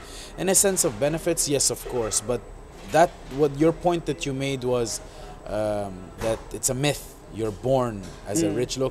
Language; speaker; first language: English; non-native, local second language; Arabic